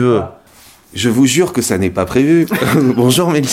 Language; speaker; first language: French; native; French